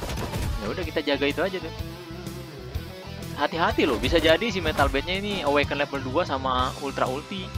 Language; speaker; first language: Indonesian; native; Indonesian